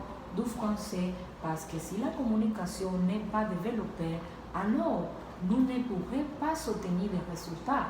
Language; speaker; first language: French; non-native, learner; Spanish